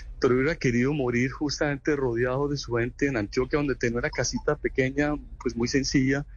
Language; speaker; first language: Spanish; native; Spanish